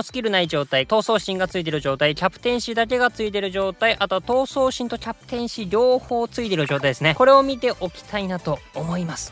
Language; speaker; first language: Japanese; native; Japanese